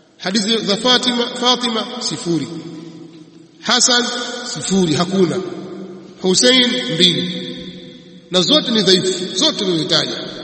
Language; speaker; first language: Swahili; native; Swahili